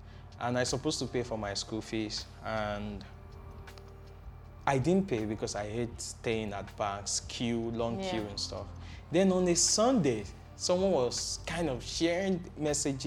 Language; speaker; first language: English; non-native, local second language; Yoruba